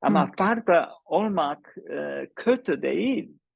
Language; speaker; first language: Turkish; non-native, learner; English